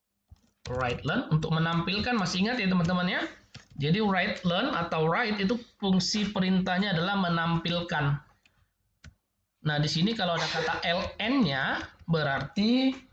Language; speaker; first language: Indonesian; native; Indonesian